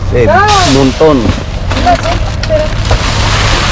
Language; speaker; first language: Spanish; non-native, learner; Filipino